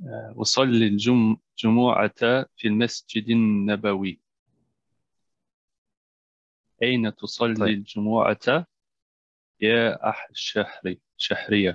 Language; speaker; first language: Arabic; non-native, learner; German